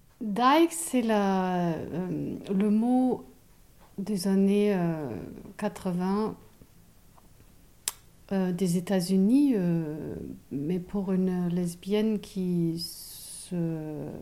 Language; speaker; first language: French; non-native, fluent; German